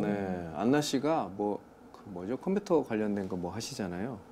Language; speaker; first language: Korean; native; Korean